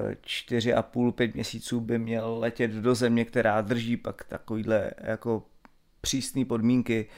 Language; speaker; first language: Czech; native; Czech